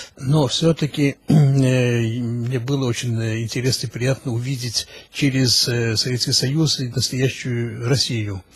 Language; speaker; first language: Russian; early bilingual, heritage; Russian